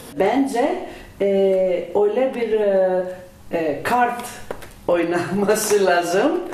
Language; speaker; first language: Turkish; non-native, learner; Greek